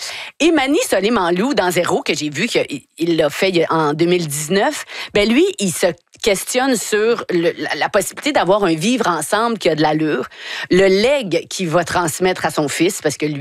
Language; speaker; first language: French; native; French